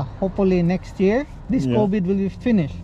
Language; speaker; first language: English; non-native, local second language; Filipino